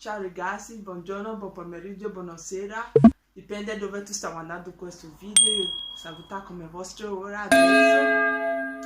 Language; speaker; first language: Italian; non-native, learner; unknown